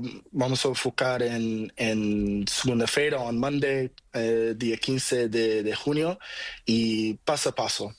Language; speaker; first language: Spanish; non-native, learner; Portuguese